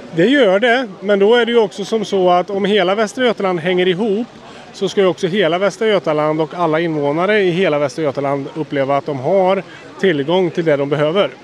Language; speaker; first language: Swedish; native; Swedish